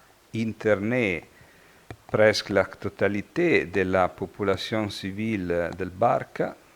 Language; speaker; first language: French; non-native, fluent; Italian